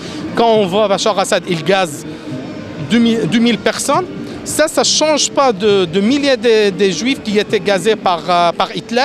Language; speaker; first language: French; non-native, fluent; Arabic